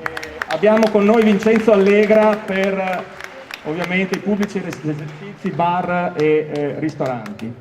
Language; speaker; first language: Italian; native; Italian